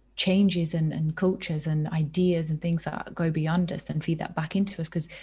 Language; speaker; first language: English; native; English